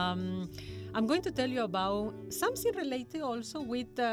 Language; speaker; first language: English; non-native, fluent; Spanish